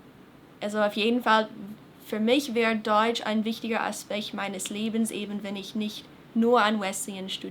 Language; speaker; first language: German; non-native, fluent; English